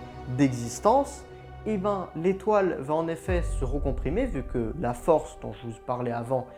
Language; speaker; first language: French; native; French